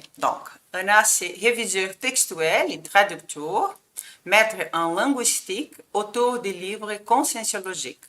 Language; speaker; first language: French; non-native, fluent; Portuguese